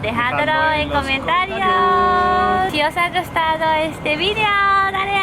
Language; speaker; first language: Spanish; non-native, fluent; Japanese